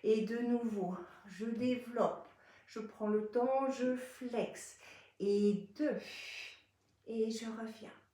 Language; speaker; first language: French; native; French